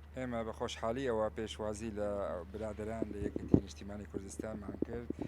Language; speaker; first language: Central Kurdish; non-native, local second language; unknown